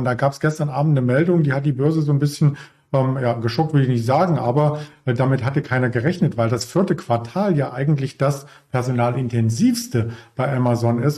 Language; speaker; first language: German; native; German